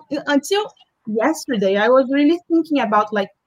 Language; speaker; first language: English; non-native, fluent; Portuguese